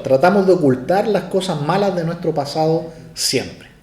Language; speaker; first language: Spanish; native; Spanish